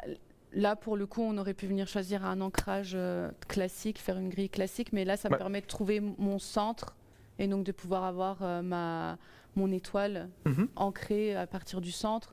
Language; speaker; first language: French; native; French